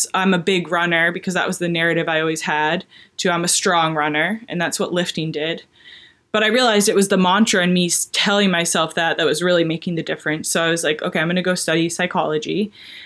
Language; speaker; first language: English; native; English